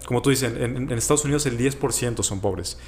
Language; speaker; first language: Spanish; native; Spanish